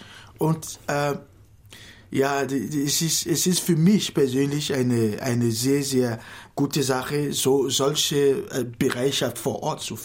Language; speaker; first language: German; non-native, fluent; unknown